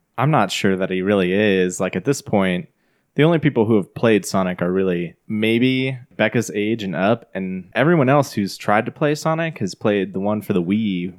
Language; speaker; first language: English; native; English